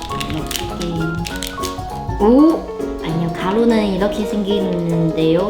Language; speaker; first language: Korean; non-native, learner; Chinese